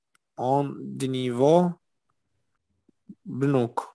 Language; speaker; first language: Russian; non-native, learner; Spanish